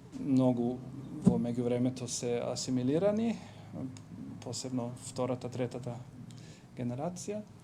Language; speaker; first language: Macedonian; non-native, fluent; English